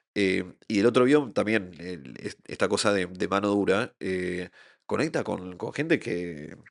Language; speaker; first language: Spanish; native; Spanish